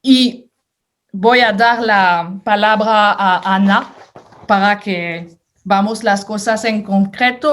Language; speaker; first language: Spanish; non-native, fluent; French